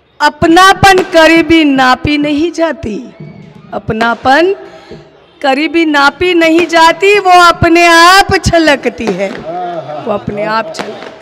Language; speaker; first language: Hindi; non-native, local second language; Marathi